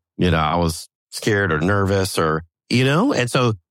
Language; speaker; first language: English; native; English